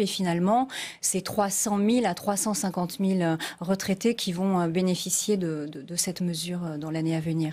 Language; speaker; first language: French; native; French